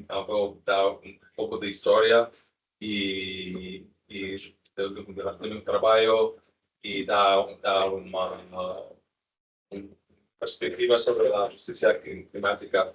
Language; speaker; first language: Portuguese; non-native, learner; Spanish